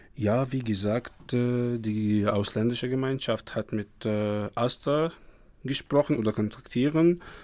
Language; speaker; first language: German; non-native, learner; Arabic